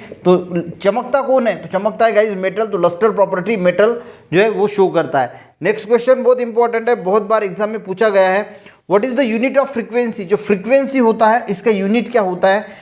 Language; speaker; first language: Hindi; non-native, local second language; Marathi